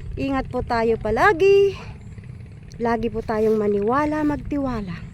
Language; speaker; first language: Filipino; native; Filipino